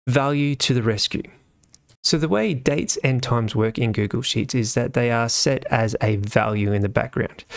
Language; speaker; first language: English; native; English